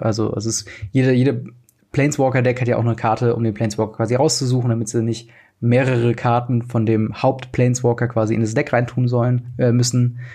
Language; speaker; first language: German; native; German